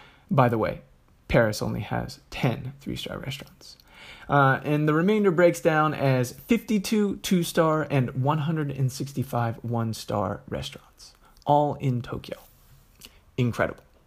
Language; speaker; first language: English; native; English